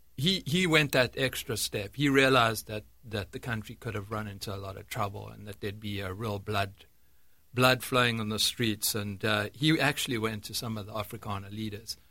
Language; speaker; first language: English; native; English